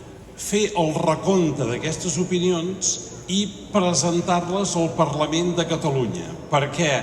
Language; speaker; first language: Catalan; native; Catalan